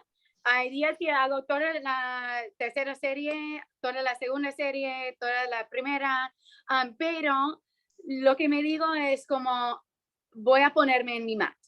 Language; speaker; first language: Spanish; non-native, fluent; English